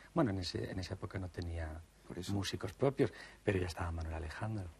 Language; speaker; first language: Spanish; native; Spanish